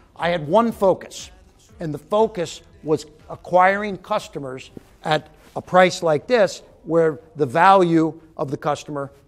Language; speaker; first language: English; native; English